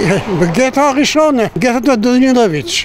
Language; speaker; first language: Hebrew; non-native, fluent; Yiddish